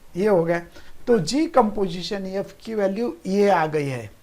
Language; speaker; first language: Hindi; non-native, local second language; Marathi